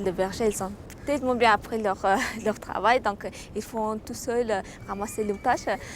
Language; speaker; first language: French; non-native, fluent; Mongolian